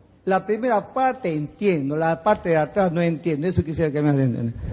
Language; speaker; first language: Spanish; native; Spanish